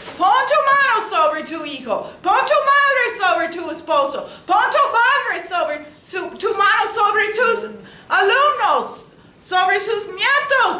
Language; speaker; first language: Spanish; non-native, learner; English